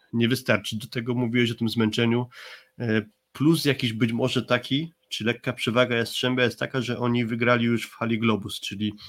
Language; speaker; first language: Polish; native; Polish